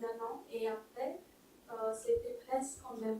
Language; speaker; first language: French; non-native, learner; Marathi